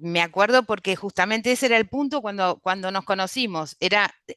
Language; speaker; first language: Spanish; native; Spanish